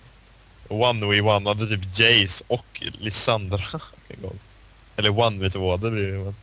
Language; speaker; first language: Swedish; native; Swedish